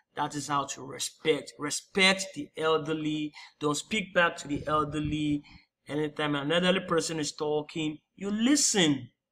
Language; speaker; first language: English; non-native, local second language; Yoruba